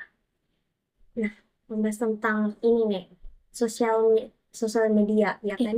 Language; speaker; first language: Indonesian; native; Indonesian